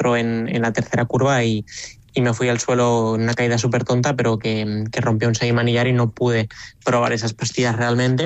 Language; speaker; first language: Spanish; native; Spanish